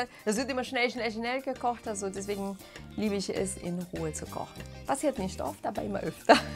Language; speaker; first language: German; non-native, fluent; Portuguese